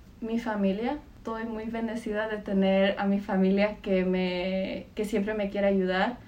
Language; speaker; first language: Spanish; early bilingual, heritage; Spanish